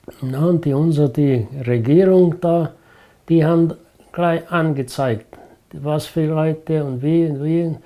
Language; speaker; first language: German; early bilingual, heritage; German